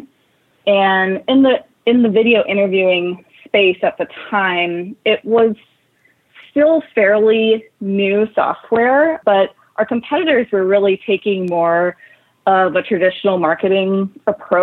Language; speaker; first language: English; native; English